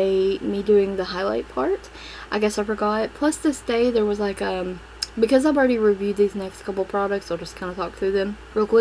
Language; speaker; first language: English; native; English